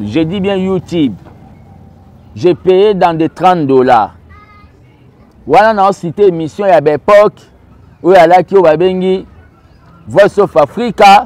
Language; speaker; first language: French; non-native, local second language; Lingala